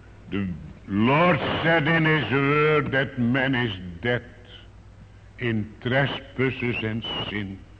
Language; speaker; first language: English; non-native, fluent; Dutch